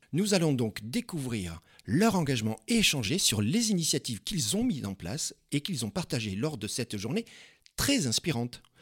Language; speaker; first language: French; native; French